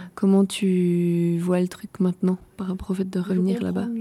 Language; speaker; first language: French; non-native, fluent; Chinese